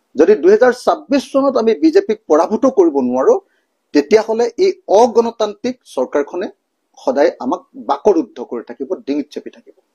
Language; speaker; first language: Assamese; native; Assamese